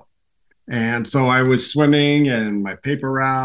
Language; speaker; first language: English; native; English